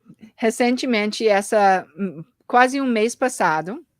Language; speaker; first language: Portuguese; early bilingual, heritage; English